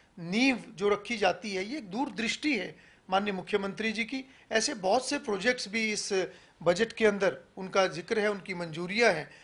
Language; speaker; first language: Hindi; native; Hindi